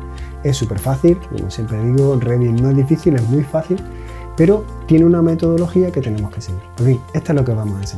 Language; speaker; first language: Spanish; native; Spanish